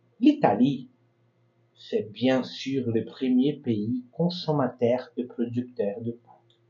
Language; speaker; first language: French; non-native, fluent; Portuguese